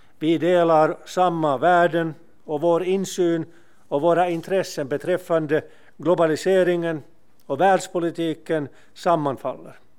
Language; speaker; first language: Swedish; non-native, local second language; Finnish